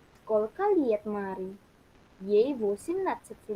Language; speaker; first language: Russian; non-native, learner; Indonesian